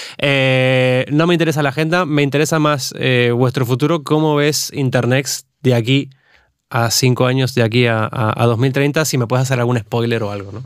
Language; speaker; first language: Spanish; native; Spanish